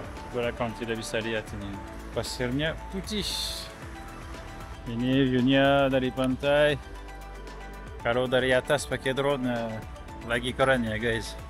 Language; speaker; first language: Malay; non-native, learner; French